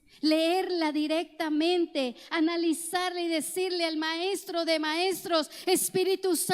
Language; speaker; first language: Spanish; native; Spanish